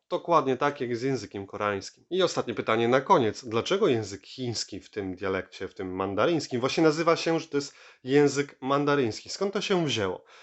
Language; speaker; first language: Polish; native; Polish